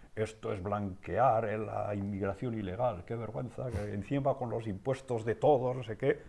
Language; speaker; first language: Spanish; non-native, local second language; Basque